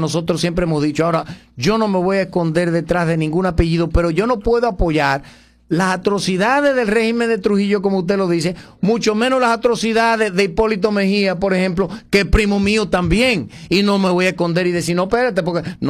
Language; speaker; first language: Spanish; early bilingual, heritage; Spanish